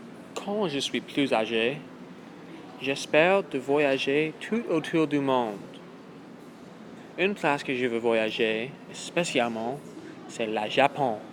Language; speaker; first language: French; non-native, local second language; English